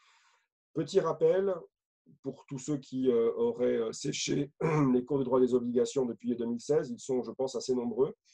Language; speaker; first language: French; native; French